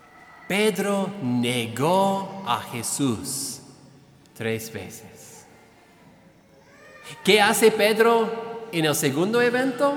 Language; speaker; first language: Spanish; non-native, fluent; English